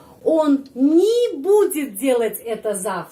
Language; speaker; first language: Russian; non-native, fluent; Indonesian